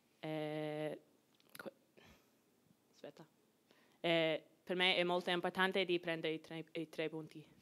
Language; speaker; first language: Italian; non-native, learner; English